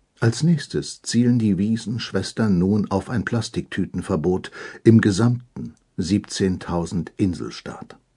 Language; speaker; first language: German; native; German